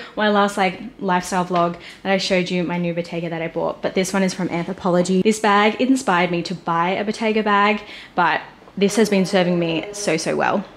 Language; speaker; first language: English; native; English